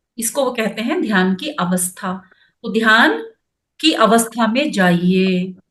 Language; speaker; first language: Hindi; non-native, local second language; Kannada